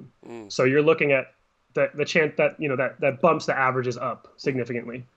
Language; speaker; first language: English; native; English